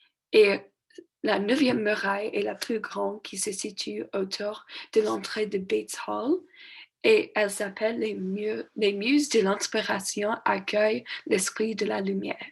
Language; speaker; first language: French; non-native, learner; English